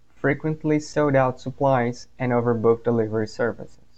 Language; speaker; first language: English; non-native, fluent; Portuguese